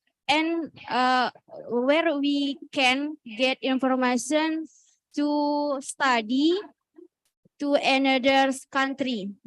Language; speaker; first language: English; non-native, learner; Indonesian